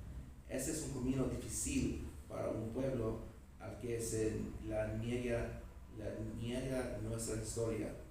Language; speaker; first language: Spanish; non-native, learner; English